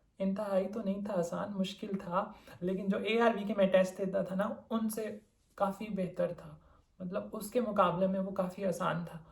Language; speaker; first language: Urdu; non-native, local second language; Punjabi